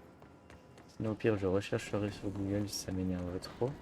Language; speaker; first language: French; native; French